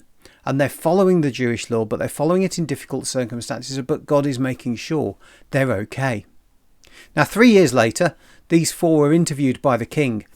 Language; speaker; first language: English; native; English